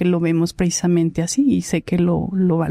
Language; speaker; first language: Spanish; native; Spanish